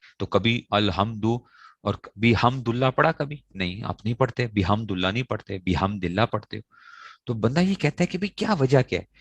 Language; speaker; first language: Urdu; non-native, local second language; Pashto